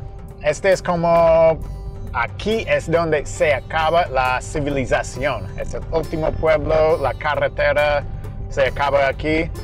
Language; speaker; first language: Spanish; non-native, fluent; English